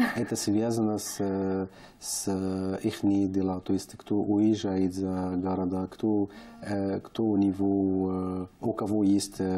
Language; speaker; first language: Russian; non-native, learner; Arabic